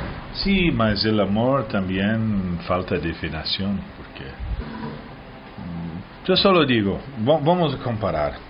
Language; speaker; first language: Spanish; early bilingual, heritage; Spanish